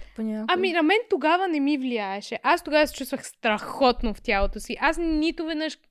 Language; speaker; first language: Bulgarian; native; Bulgarian